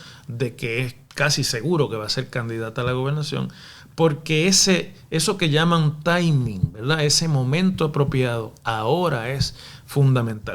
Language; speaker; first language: Spanish; native; Spanish